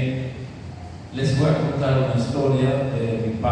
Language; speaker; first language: Spanish; non-native, fluent; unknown